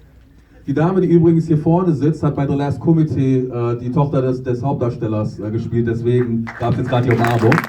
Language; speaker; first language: German; native; German